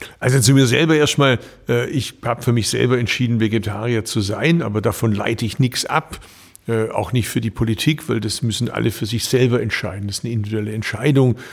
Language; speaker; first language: German; early bilingual, other home language; Turkish